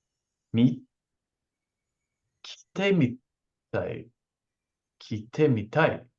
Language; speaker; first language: Japanese; non-native, learner; English